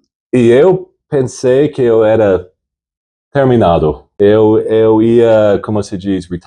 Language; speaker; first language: Portuguese; non-native, fluent; English